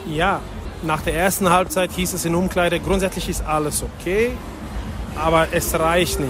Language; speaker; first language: German; native; German